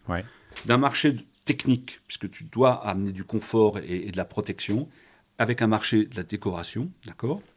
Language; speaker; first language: French; native; French